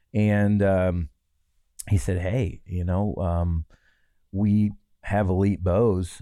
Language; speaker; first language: English; native; English